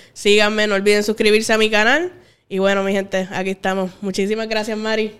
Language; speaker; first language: Spanish; native; Spanish